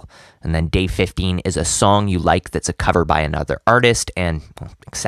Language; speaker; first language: English; native; English